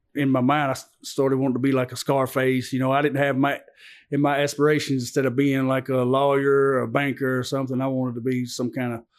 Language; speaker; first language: English; native; English